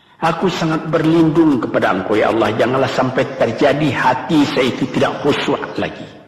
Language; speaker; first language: Indonesian; non-native, local second language; Minangkabau